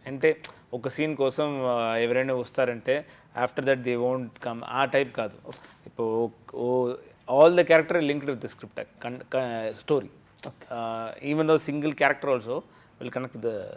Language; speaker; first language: Telugu; non-native, learner; Tamil